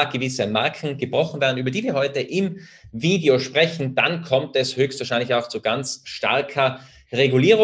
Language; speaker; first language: German; native; German